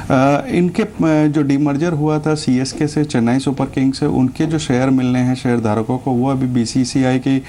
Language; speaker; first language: Hindi; native; Hindi